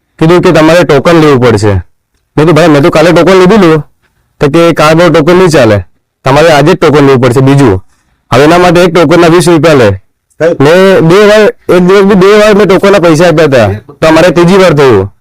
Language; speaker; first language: Gujarati; non-native, local second language; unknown